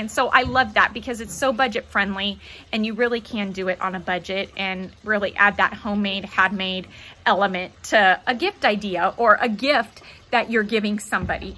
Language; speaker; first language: English; native; English